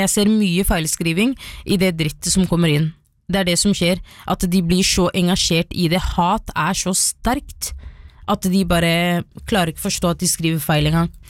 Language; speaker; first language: Norwegian; early bilingual, other home language; Somali